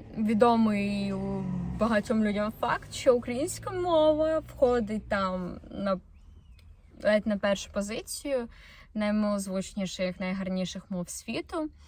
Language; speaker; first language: Ukrainian; non-native, local second language; Russian